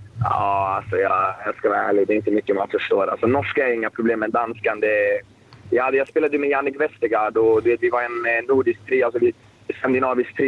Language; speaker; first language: Swedish; native; Swedish